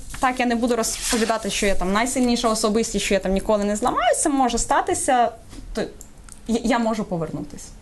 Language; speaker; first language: Ukrainian; native; Ukrainian